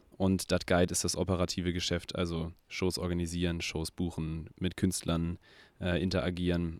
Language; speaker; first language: German; native; German